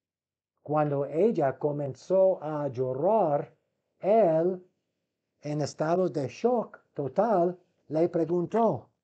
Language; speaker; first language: Spanish; non-native, fluent; English